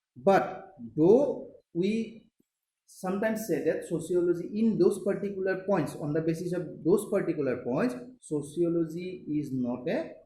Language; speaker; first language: English; non-native, local second language; Assamese